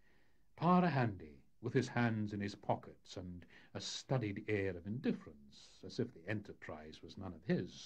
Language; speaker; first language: English; native; English